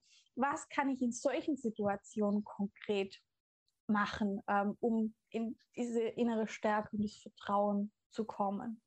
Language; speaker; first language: German; native; German